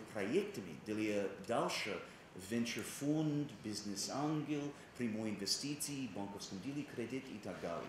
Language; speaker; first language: Russian; non-native, learner; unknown